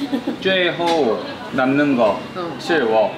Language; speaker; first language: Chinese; non-native, learner; Korean